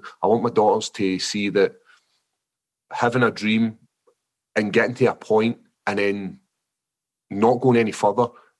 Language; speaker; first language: English; native; English